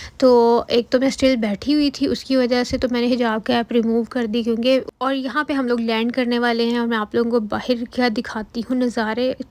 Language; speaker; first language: Urdu; native; Urdu